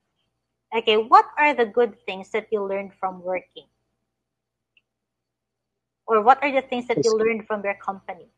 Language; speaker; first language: English; non-native, fluent; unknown